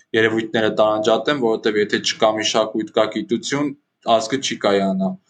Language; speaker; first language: Armenian; native; Armenian